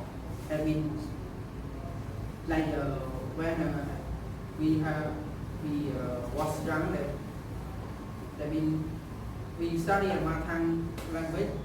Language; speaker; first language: English; non-native, learner; Khmer